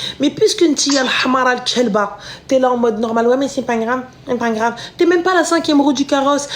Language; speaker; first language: French; early bilingual, other home language; Arabic